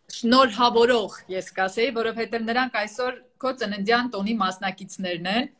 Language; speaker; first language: Armenian; native; Armenian